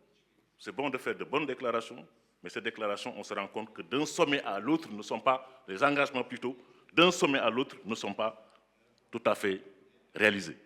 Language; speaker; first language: French; non-native, local second language; Wolof